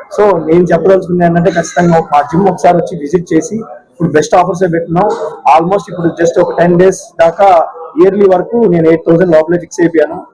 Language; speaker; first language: Telugu; native; Telugu